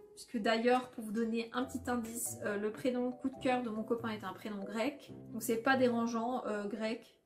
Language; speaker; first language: French; early bilingual, other home language; Polish